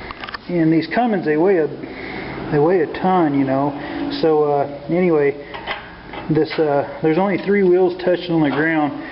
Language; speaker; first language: English; native; English